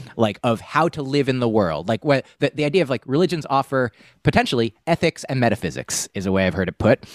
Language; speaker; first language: English; native; English